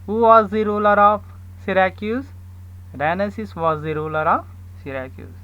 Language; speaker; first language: English; non-native, local second language; Kannada